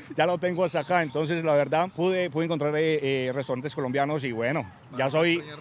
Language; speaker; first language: Spanish; native; Spanish